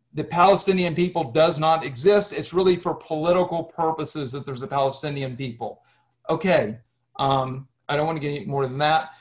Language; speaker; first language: English; native; English